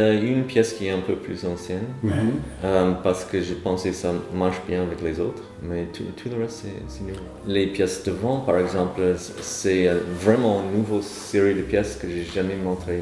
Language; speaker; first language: French; non-native, fluent; English